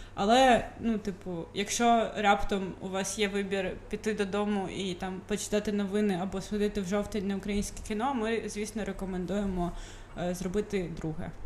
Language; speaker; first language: Ukrainian; non-native, local second language; Russian